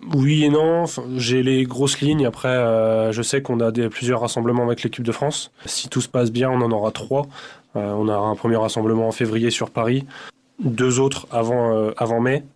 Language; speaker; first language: French; native; French